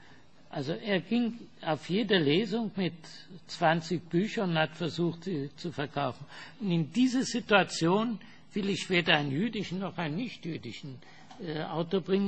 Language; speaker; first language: German; non-native, fluent; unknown